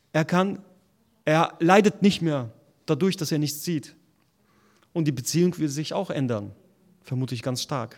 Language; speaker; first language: German; non-native, fluent; Russian